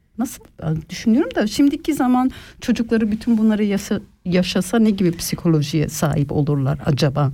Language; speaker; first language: Turkish; early bilingual, heritage; Turkish